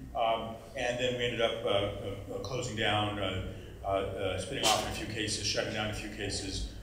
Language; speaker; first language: English; native; English